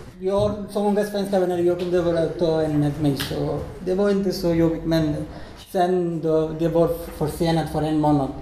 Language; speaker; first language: Swedish; non-native, learner; Bangla